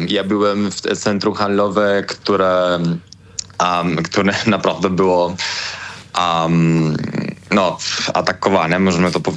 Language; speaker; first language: Polish; non-native, learner; Spanish